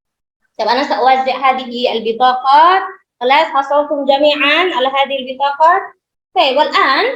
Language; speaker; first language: Arabic; non-native, learner; Indonesian